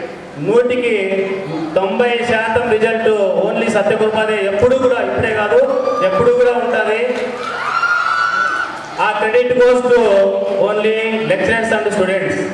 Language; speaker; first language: Telugu; native; Telugu